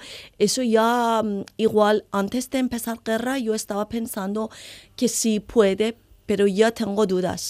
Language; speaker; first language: Spanish; non-native, learner; Persian